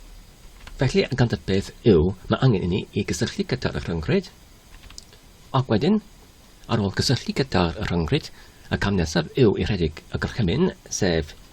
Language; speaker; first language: Welsh; non-native, learner; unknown